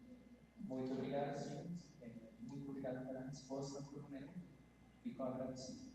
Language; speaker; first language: Portuguese; non-native, fluent; Spanish